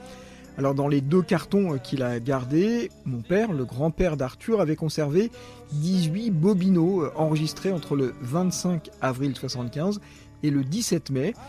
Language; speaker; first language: French; native; French